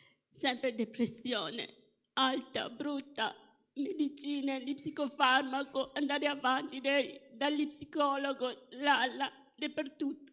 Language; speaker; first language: Italian; non-native, fluent; Morisyen